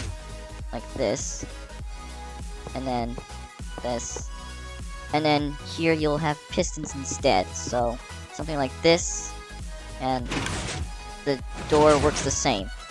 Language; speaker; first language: English; native; English